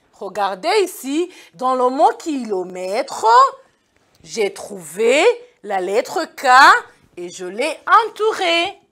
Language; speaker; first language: French; non-native, local second language; Kinyarwanda